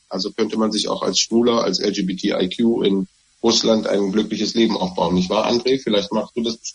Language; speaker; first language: German; native; German